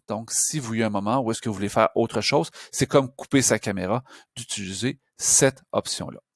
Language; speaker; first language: French; native; French